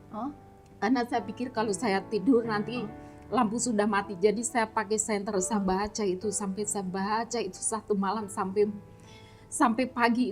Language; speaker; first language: Indonesian; non-native, local second language; Javanese